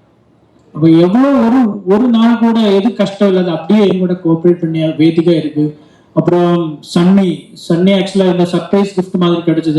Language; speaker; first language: Tamil; non-native, learner; Malayalam